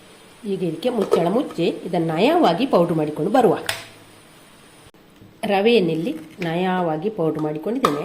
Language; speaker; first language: Kannada; native; Kannada